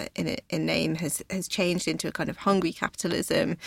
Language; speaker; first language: English; native; English